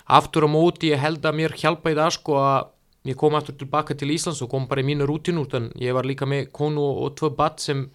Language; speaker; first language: Icelandic; non-native, fluent; Serbian